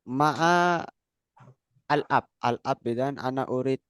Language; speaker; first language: Arabic; non-native, fluent; Indonesian